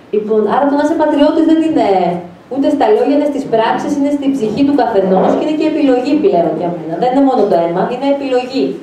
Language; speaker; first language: Greek; native; Greek